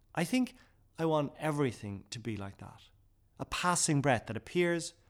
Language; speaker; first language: English; non-native, local second language; Irish